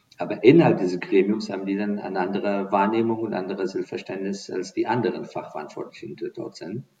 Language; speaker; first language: German; non-native, fluent; Persian